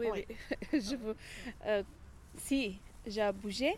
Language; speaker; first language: French; non-native, learner; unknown